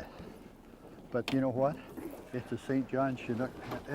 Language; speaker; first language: English; native; English